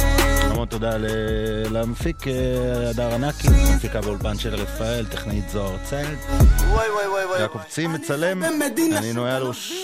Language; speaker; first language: Hebrew; native; Hebrew